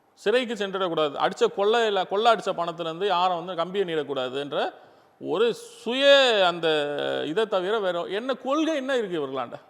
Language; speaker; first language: Tamil; non-native, local second language; Urdu